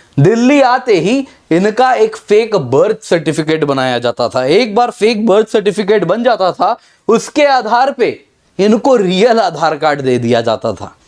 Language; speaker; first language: Hindi; native; Hindi